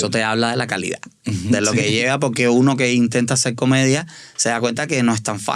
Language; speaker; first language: Spanish; native; Spanish